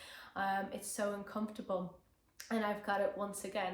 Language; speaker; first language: English; native; English